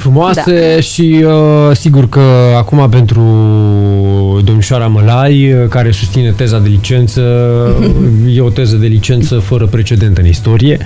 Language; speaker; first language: Romanian; native; Romanian